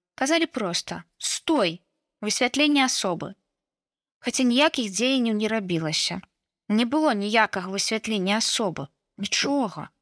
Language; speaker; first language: Belarusian; native; Belarusian